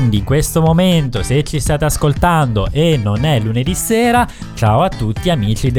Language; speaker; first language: Italian; native; Italian